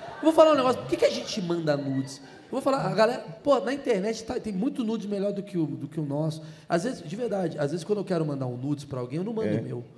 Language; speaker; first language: Portuguese; native; Portuguese